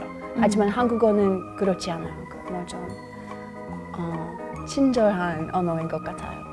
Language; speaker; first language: Korean; non-native, learner; English